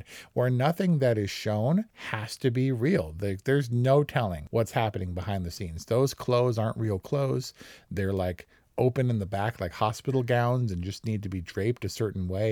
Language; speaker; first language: English; native; English